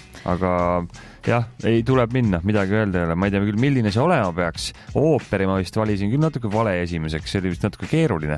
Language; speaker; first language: Estonian; native; Estonian